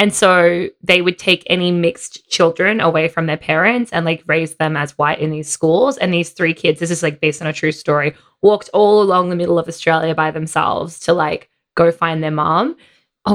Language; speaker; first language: English; native; English